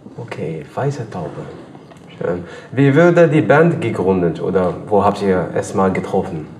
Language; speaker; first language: German; native; German